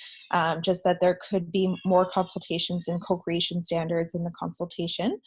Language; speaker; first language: English; native; English